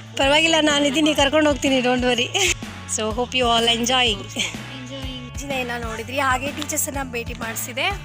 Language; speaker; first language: Kannada; native; Kannada